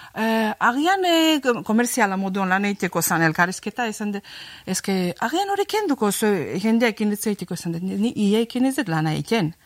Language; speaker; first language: Basque; non-native, fluent; Azerbaijani